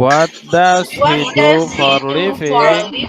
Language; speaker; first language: English; non-native, learner; Indonesian